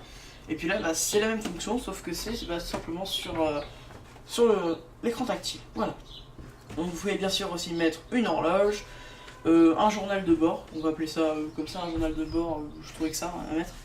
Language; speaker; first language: French; native; French